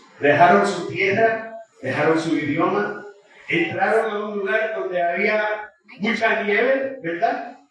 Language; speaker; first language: Spanish; early bilingual, heritage; Spanish